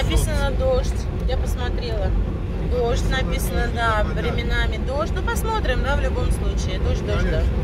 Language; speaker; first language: Russian; native; Russian